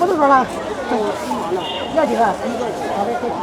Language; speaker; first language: Chinese; native; Chinese